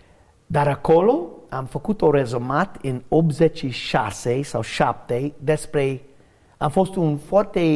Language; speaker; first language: Romanian; non-native, learner; English